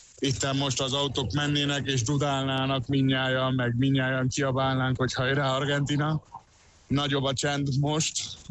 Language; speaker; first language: Hungarian; early bilingual, heritage; Hungarian